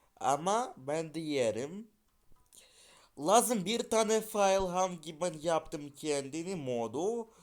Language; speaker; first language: Turkish; non-native, learner; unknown